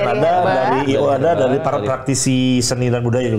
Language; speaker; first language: Indonesian; native; Indonesian